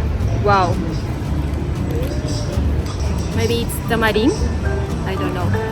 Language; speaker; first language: English; non-native, learner; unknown